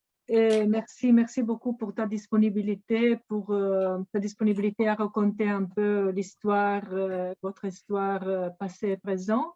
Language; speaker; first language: French; non-native, fluent; Italian